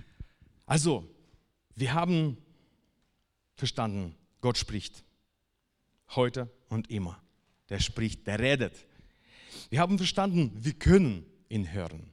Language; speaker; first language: German; non-native, fluent; Russian